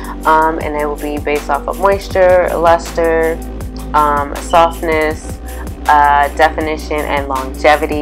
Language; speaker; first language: English; native; English